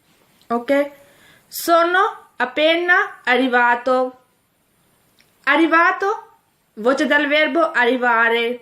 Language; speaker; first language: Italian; non-native, fluent; Urdu